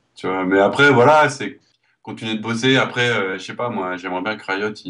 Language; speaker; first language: French; native; French